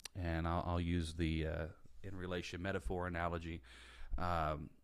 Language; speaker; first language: English; native; English